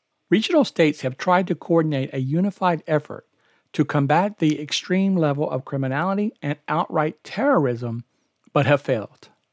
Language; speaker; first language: English; native; English